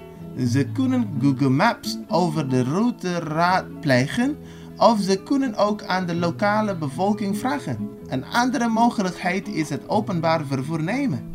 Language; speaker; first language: Dutch; non-native, fluent; Indonesian